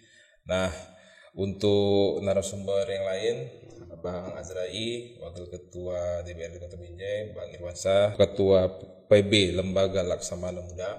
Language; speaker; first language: Indonesian; native; Indonesian